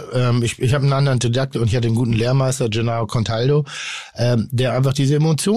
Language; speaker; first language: German; native; German